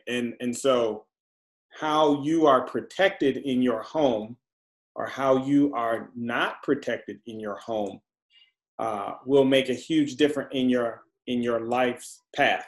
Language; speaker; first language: English; native; English